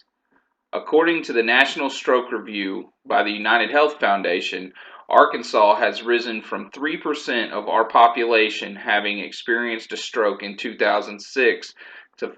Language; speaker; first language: English; native; English